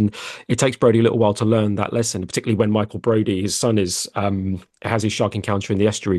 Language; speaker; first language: English; native; English